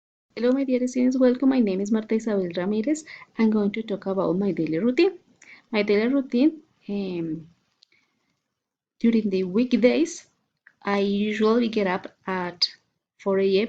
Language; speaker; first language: English; non-native, learner; Spanish